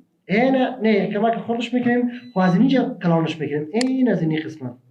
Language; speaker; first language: Persian; native; Persian